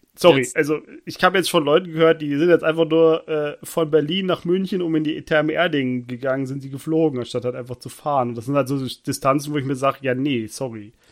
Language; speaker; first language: German; native; German